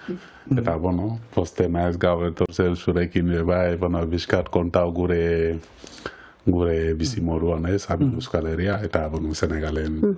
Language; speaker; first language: Basque; non-native, learner; Wolof